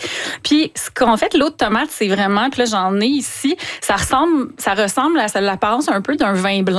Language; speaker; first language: French; native; French